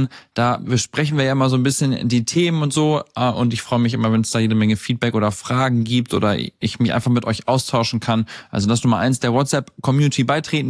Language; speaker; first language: German; native; German